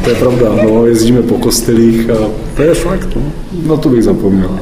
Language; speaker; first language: Czech; native; Czech